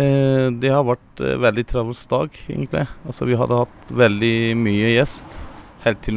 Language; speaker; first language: Norwegian; non-native, learner; Turkish